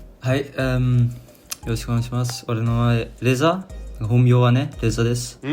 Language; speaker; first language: Japanese; non-native, fluent; German